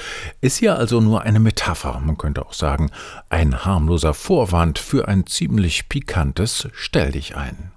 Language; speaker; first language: German; native; German